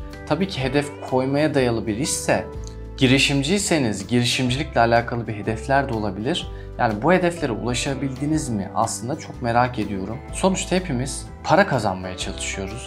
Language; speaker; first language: Turkish; native; Turkish